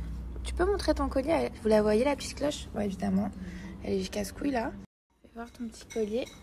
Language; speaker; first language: French; native; French